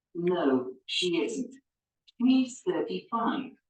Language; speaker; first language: English; non-native, learner; Spanish